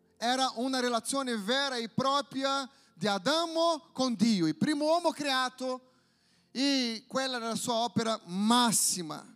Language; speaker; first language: Italian; non-native, fluent; Portuguese